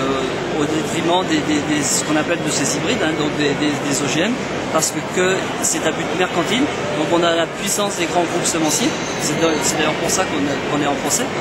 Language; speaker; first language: French; native; French